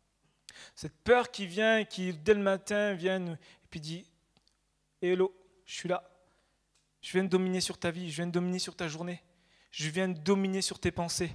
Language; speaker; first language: French; native; French